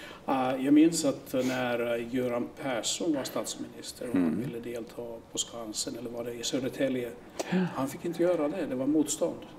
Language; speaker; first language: Swedish; non-native, local second language; Finnish